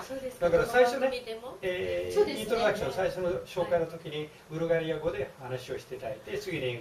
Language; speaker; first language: Japanese; native; Japanese